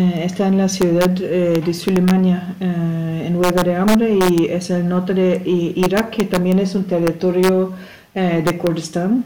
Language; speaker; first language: Spanish; non-native, learner; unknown